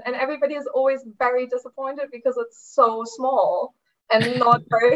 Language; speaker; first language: English; non-native, fluent; German